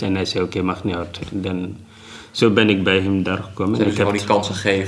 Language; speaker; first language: Dutch; non-native, learner; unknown